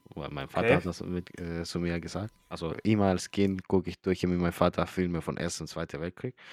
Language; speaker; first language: German; early bilingual, other home language; Spanish